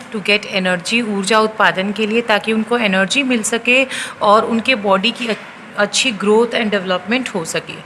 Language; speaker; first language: Hindi; native; Hindi